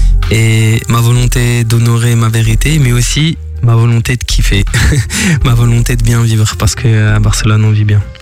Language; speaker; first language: French; native; French